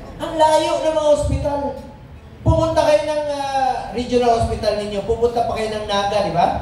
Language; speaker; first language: Filipino; non-native, local second language; Cebuano